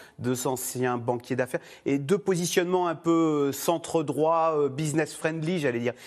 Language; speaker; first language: French; native; French